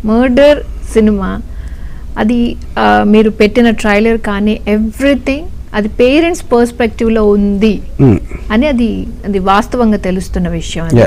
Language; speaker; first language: Telugu; native; Telugu